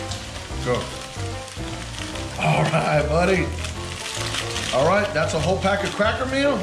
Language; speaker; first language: English; native; English